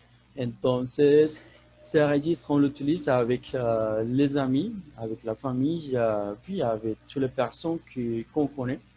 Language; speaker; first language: French; non-native, fluent; Spanish